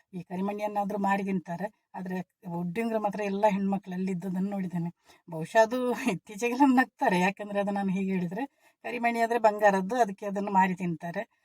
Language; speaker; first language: Kannada; non-native, local second language; Tulu